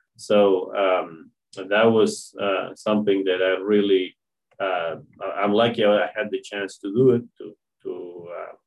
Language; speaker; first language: English; non-native, fluent; Spanish